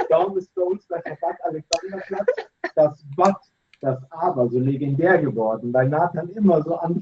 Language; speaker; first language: German; native; German